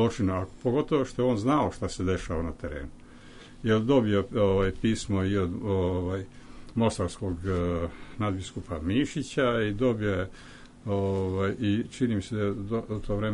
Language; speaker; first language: Serbian; native; Serbian